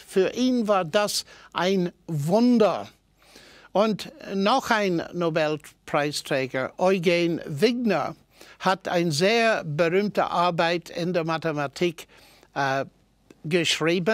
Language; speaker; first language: German; non-native, fluent; English